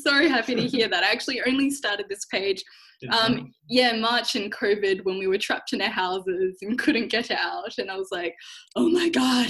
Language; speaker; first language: English; native; English